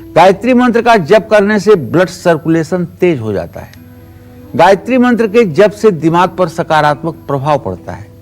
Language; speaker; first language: Hindi; native; Hindi